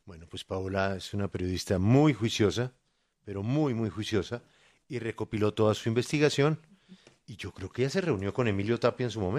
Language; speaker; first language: Spanish; native; Spanish